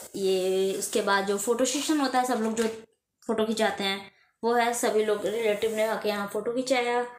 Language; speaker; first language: Hindi; native; Hindi